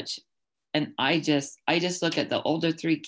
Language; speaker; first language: English; native; English